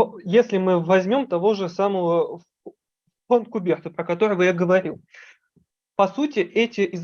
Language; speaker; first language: Russian; native; Russian